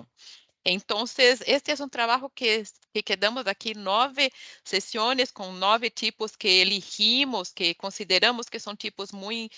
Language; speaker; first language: Spanish; non-native, fluent; Portuguese